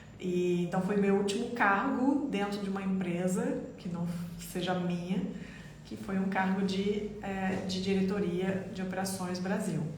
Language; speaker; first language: Portuguese; non-native, fluent; French